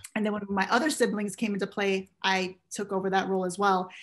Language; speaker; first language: English; native; English